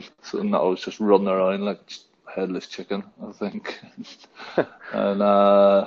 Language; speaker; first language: English; native; English